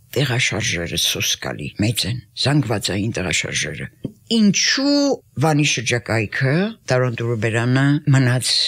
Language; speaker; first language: Armenian; native; Armenian